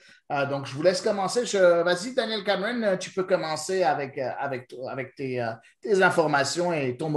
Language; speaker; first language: French; native; French